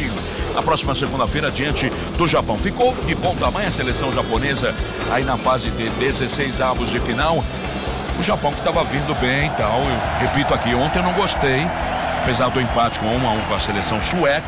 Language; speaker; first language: Portuguese; native; Portuguese